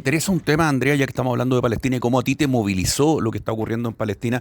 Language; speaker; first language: Spanish; native; Spanish